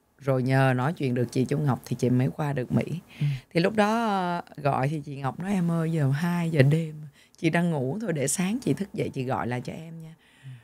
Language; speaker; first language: Vietnamese; native; Vietnamese